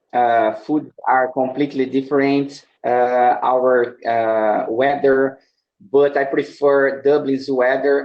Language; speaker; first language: English; non-native, learner; Portuguese